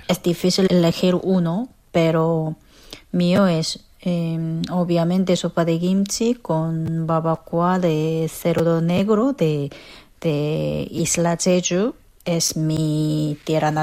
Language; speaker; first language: Spanish; non-native, fluent; Korean